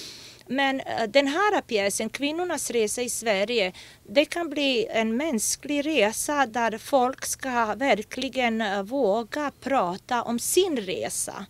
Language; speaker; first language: Swedish; non-native, fluent; Bosnian